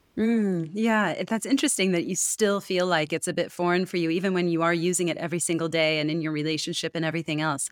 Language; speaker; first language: English; native; English